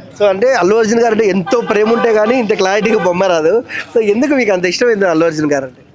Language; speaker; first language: Telugu; native; Telugu